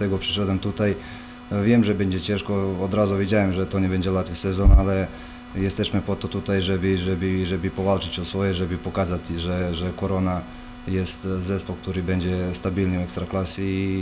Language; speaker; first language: Polish; non-native, fluent; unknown